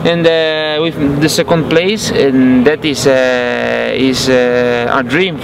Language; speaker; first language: English; non-native, learner; Italian